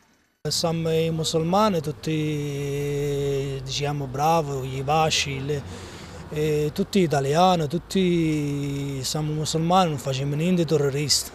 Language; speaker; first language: Italian; non-native, learner; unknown